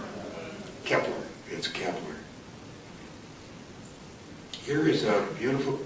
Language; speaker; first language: English; native; English